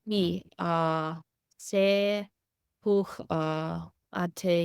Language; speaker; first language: French; non-native, learner; English